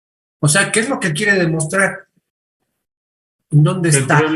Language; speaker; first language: Spanish; native; Spanish